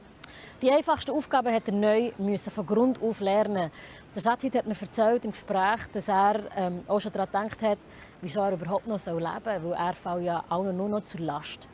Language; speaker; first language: German; native; German